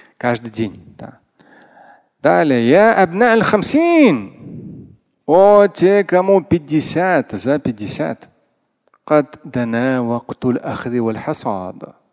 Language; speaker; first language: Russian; non-native, local second language; Tatar